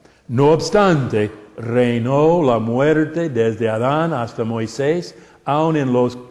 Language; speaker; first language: Spanish; non-native, fluent; English